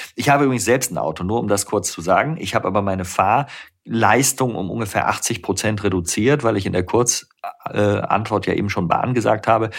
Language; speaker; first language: German; native; German